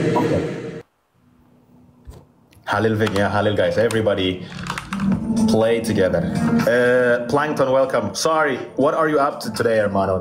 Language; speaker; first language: English; non-native, fluent; Indonesian